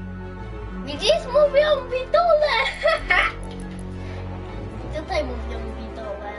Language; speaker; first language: Polish; early bilingual, heritage; Polish